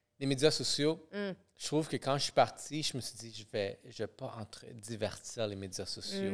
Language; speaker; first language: French; native; French